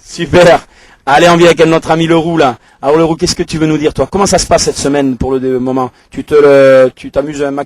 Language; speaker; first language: French; native; French